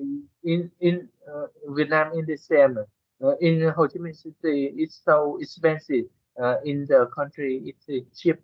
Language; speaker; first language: English; non-native, learner; Vietnamese